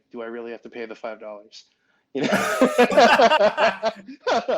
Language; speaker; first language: English; native; English